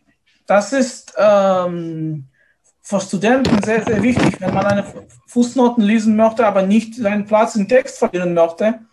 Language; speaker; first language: German; non-native, fluent; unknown